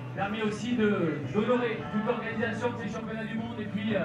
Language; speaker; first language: French; native; French